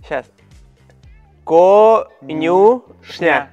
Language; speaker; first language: Russian; native; Russian